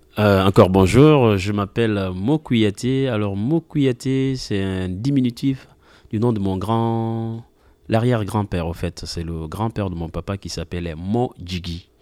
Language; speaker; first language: French; non-native, local second language; Mandingo